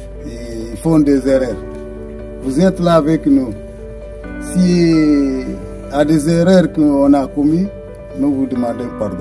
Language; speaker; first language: French; non-native, fluent; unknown